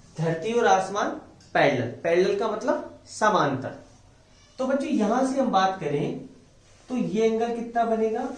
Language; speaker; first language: Hindi; native; Hindi